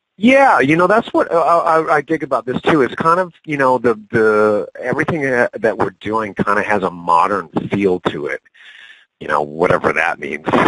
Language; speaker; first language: English; native; English